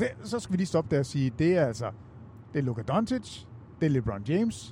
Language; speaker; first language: Danish; native; Danish